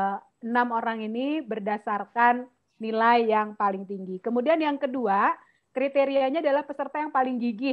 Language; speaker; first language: Indonesian; native; Indonesian